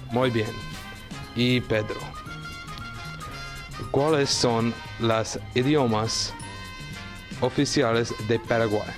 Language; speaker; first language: Spanish; non-native, learner; English